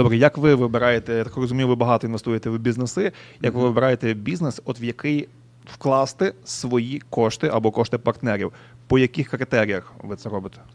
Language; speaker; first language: Ukrainian; native; Ukrainian